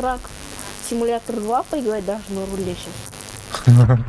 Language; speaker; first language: Russian; native; Russian